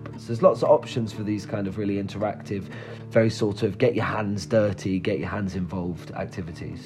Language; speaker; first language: English; native; English